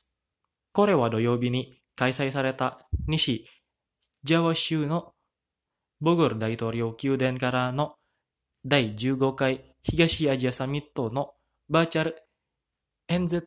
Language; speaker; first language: Japanese; non-native, fluent; Indonesian